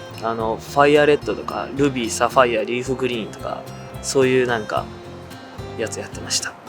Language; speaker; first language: Japanese; early bilingual, other home language; Portuguese